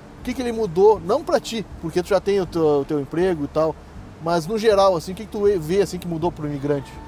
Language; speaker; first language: Portuguese; native; Portuguese